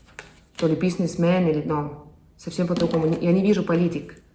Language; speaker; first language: Russian; non-native, fluent; Estonian